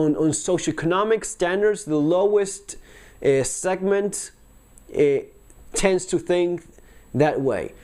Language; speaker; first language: English; non-native, fluent; Spanish